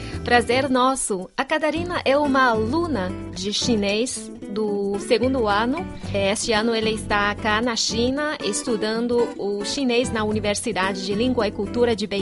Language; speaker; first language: Portuguese; non-native, fluent; Chinese